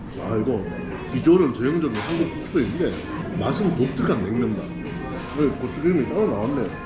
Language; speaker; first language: Korean; native; Korean